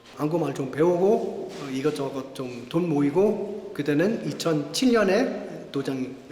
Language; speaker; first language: Korean; non-native, learner; Danish